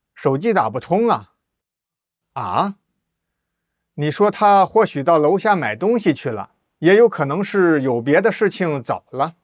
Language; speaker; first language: Chinese; native; Chinese